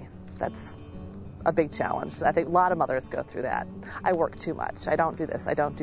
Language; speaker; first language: English; native; English